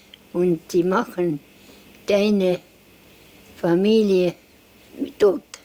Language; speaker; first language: German; non-native, learner; Estonian